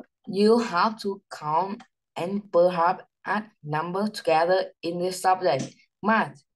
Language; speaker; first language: English; non-native, learner; Vietnamese